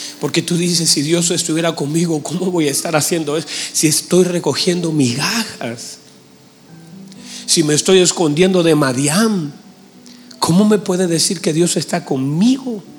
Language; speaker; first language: Spanish; native; Spanish